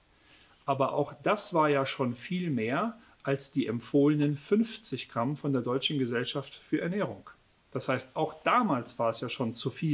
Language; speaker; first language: German; native; German